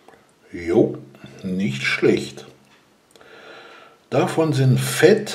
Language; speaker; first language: German; native; German